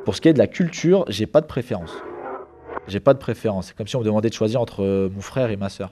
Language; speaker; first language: French; early bilingual, other home language; Kabyle